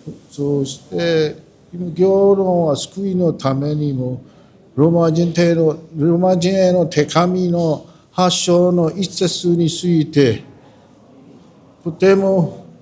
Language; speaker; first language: Japanese; non-native, learner; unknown